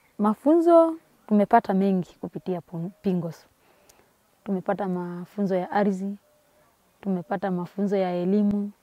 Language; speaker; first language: Swahili; non-native, local second language; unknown